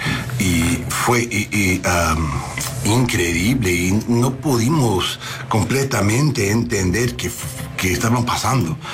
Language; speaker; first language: Spanish; non-native, learner; English